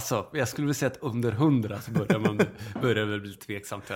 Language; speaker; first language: Swedish; native; Swedish